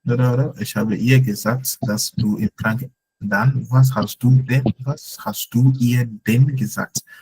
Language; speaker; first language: German; non-native, fluent; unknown